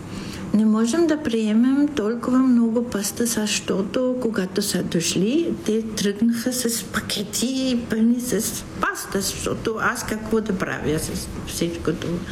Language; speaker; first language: Bulgarian; non-native, fluent; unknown